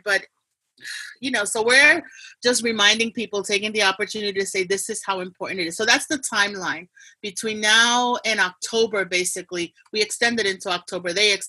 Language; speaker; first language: English; native; English